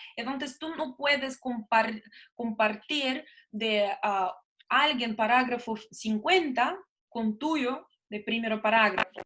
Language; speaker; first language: Spanish; non-native, learner; Russian